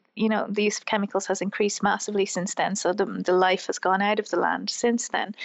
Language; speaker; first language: English; native; English